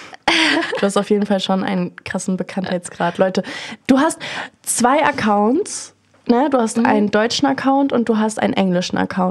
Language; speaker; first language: German; native; German